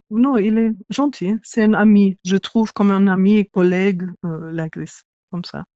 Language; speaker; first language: French; non-native, learner; English